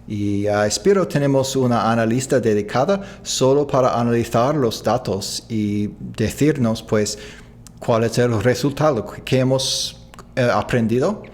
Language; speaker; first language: Spanish; non-native, fluent; English